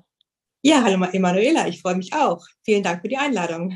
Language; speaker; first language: German; native; German